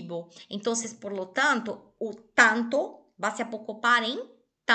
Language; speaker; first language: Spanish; non-native, fluent; Portuguese